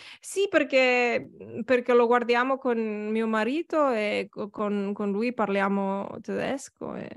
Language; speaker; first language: Italian; non-native, learner; Catalan